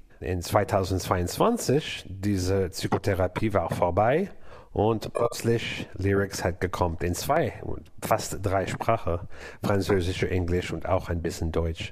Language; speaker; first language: German; non-native, learner; English